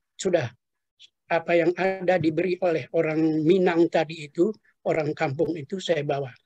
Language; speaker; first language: Indonesian; non-native, local second language; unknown